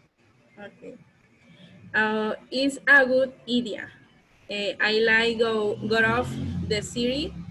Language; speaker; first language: English; non-native, learner; Spanish